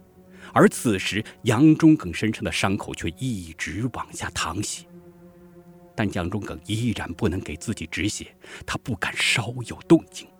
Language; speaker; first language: Chinese; native; Chinese